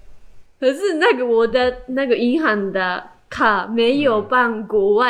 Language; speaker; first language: Chinese; non-native, learner; Japanese